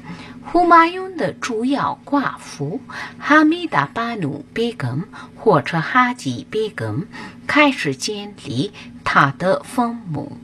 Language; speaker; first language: Chinese; non-native, learner; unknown